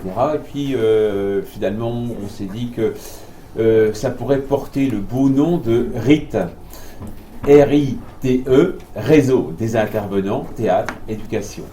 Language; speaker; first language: French; native; French